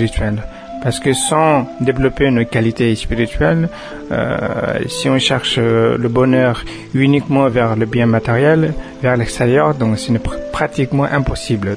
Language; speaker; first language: French; non-native, fluent; Tibetan